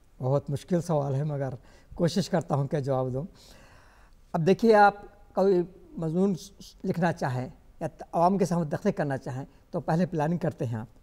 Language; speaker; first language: Urdu; native; Urdu